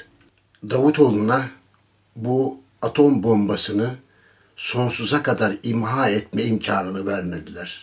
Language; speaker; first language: Turkish; native; Turkish